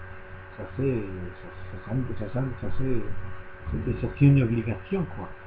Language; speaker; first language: French; non-native, learner; Spanish